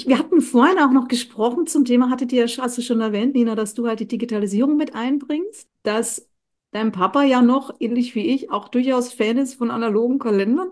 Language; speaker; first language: German; native; German